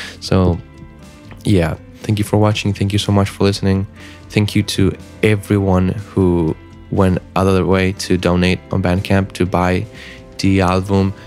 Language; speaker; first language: English; non-native, fluent; Spanish